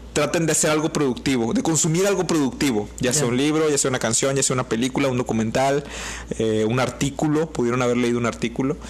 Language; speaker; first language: Spanish; native; Spanish